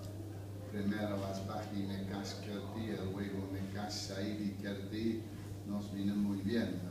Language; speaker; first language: Spanish; non-native, fluent; English